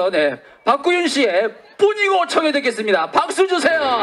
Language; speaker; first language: Korean; native; Korean